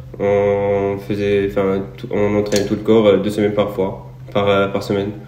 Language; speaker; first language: French; non-native, local second language; Arabic